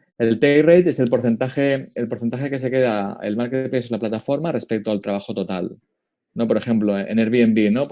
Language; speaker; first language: Spanish; native; Spanish